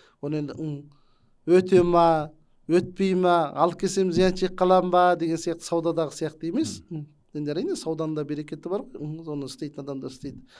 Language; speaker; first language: Kazakh; native; Kazakh